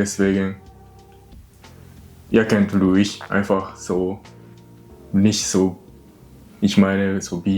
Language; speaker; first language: German; non-native, learner; Japanese